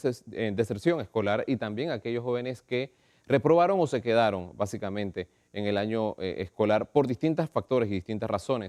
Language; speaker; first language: Spanish; native; Spanish